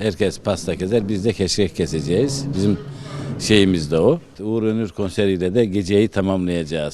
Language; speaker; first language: Turkish; native; Turkish